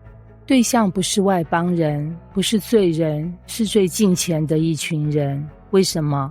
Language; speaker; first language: Chinese; native; Chinese